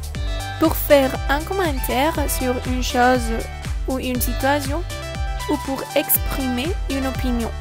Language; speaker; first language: French; non-native, learner; Spanish